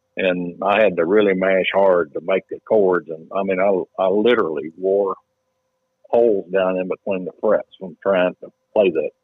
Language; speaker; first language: English; native; English